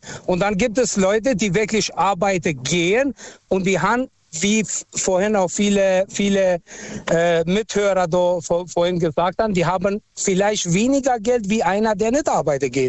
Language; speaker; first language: German; non-native, fluent; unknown